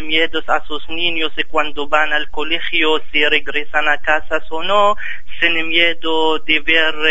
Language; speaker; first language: Spanish; non-native, fluent; Arabic